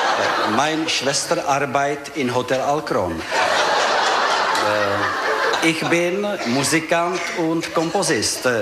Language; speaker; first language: German; non-native, learner; Czech